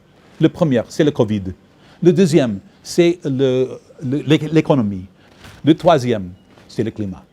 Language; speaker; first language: French; non-native, fluent; English